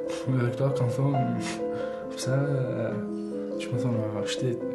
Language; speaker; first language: French; early bilingual, other home language; Albanian